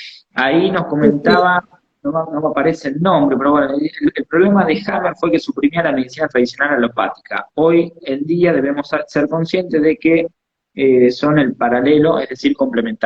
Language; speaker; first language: Spanish; native; Spanish